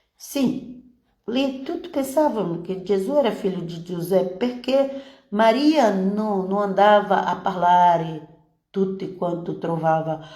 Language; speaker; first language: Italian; non-native, fluent; Portuguese